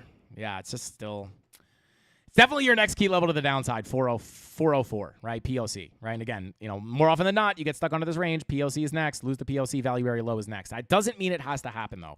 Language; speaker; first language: English; native; English